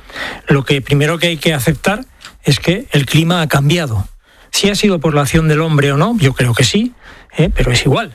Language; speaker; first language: Spanish; native; Spanish